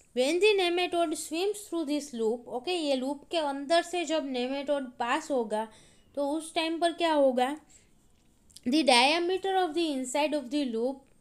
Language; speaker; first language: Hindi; non-native, local second language; Gujarati